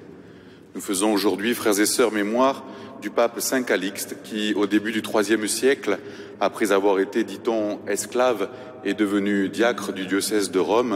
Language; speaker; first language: French; native; French